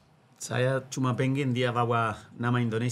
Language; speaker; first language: Indonesian; non-native, learner; Spanish